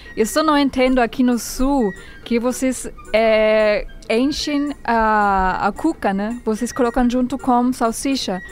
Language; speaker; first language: Portuguese; non-native, fluent; German